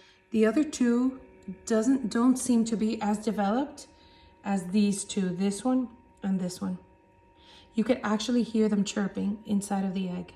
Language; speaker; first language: English; early bilingual, other home language; Spanish